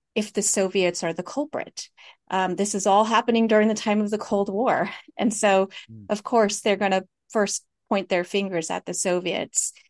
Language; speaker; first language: English; early bilingual, other home language; Hmong